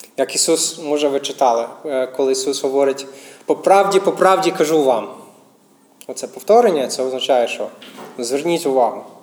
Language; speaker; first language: Ukrainian; non-native, fluent; English